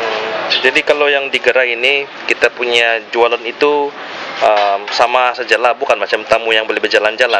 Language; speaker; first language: Indonesian; non-native, local second language; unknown